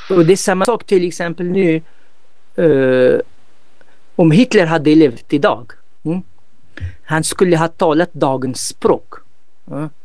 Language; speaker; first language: Swedish; non-native, fluent; Arabic